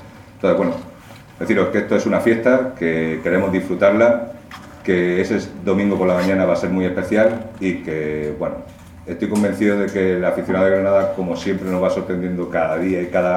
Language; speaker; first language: Spanish; native; Spanish